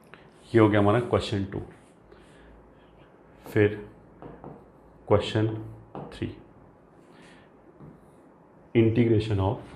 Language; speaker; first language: Hindi; native; Hindi